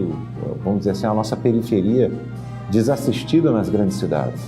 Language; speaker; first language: Portuguese; native; Portuguese